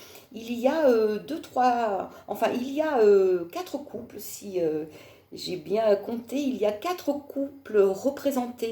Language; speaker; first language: French; native; French